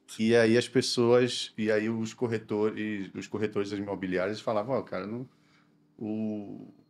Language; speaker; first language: Portuguese; native; Portuguese